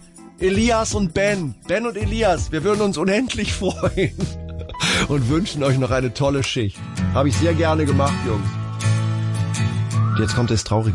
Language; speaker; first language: German; native; German